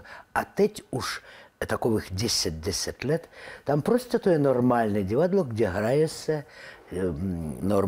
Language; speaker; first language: Czech; non-native, learner; Russian